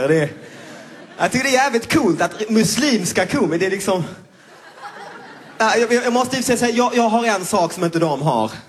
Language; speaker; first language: Swedish; native; Swedish